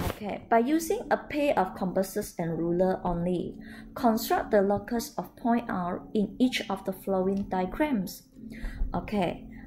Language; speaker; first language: English; non-native, local second language; Chinese